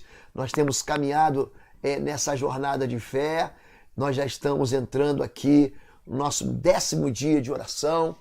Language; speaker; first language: Portuguese; native; Portuguese